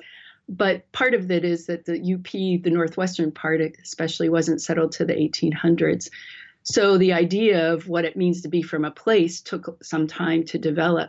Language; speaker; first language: English; native; English